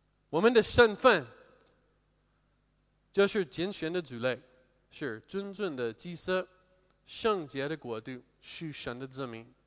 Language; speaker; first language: Chinese; non-native, fluent; English